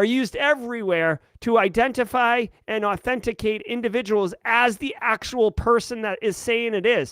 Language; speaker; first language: English; native; English